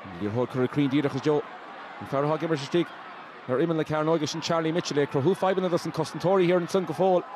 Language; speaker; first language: Irish; native; Irish